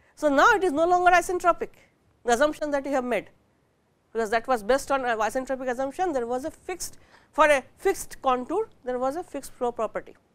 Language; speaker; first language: English; non-native, local second language; Bangla